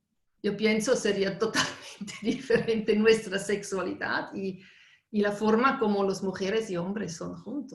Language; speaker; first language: Spanish; non-native, fluent; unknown